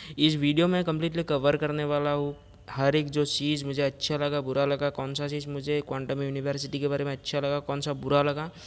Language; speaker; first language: Hindi; non-native, local second language; Assamese